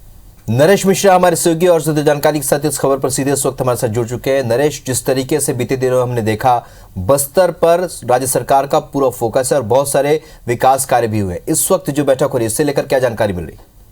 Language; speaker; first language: Hindi; native; Hindi